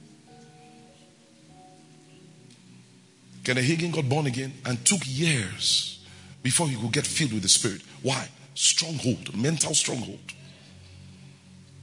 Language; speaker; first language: English; non-native, local second language; Bini